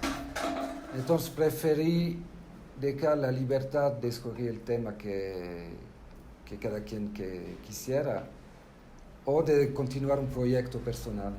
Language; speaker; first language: Spanish; non-native, fluent; French